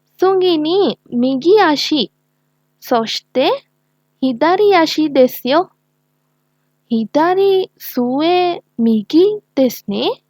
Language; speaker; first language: Japanese; non-native, learner; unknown